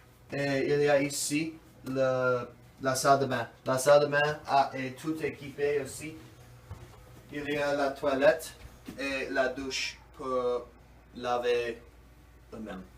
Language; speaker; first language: French; non-native, learner; English